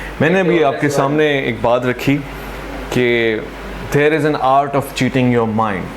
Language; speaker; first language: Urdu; non-native, local second language; Sindhi